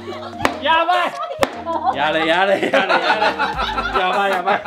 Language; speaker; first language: Japanese; non-native, learner; Chinese